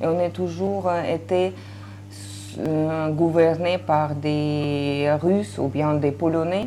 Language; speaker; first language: French; non-native, fluent; Russian